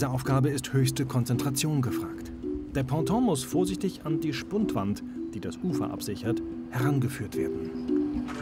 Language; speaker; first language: German; native; German